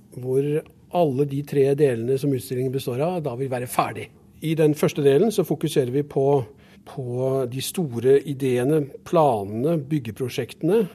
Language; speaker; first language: Norwegian; native; Norwegian